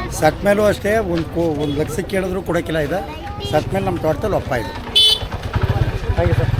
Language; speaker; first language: Kannada; native; Kannada